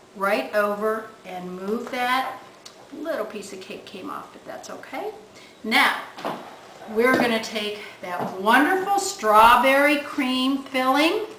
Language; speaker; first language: English; native; English